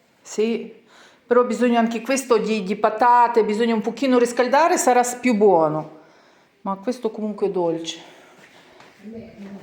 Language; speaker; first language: Italian; non-native, learner; Ukrainian